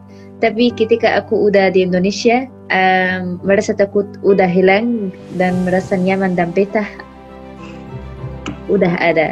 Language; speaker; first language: Indonesian; non-native, fluent; Arabic